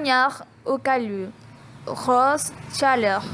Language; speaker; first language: French; non-native, learner; Spanish